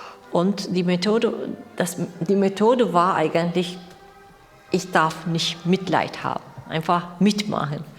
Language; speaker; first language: German; non-native, learner; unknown